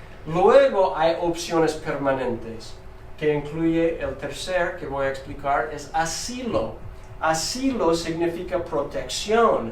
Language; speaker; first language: Spanish; non-native, fluent; English